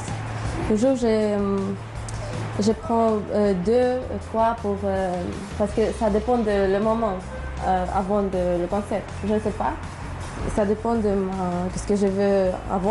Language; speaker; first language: French; non-native, learner; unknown